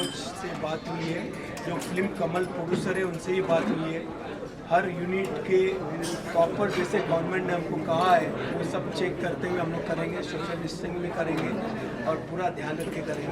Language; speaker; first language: Hindi; native; Hindi